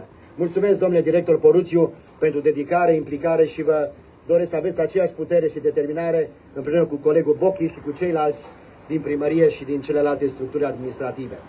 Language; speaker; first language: Romanian; native; Romanian